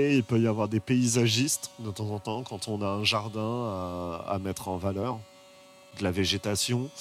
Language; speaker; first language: French; native; French